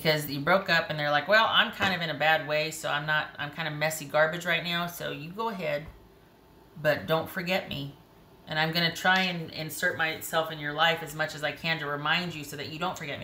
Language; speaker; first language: English; native; English